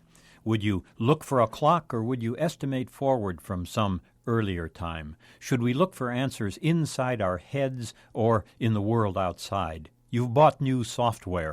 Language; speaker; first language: English; native; English